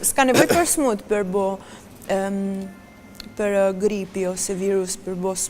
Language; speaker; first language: Albanian; non-native, learner; Romanian